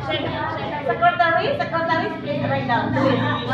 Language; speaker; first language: English; non-native, learner; Indonesian